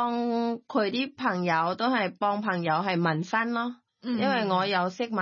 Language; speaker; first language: Cantonese; non-native, learner; Thai